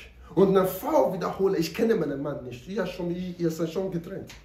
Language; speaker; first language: German; non-native, learner; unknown